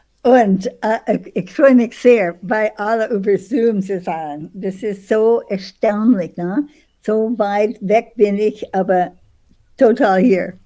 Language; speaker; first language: German; non-native, fluent; English